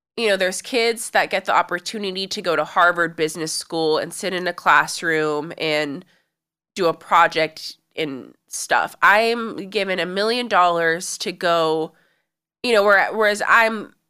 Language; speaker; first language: English; native; English